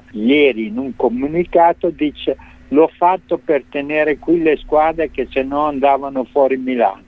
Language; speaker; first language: Italian; native; Italian